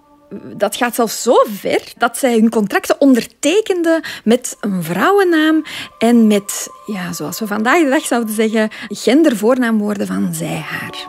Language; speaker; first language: Dutch; native; Dutch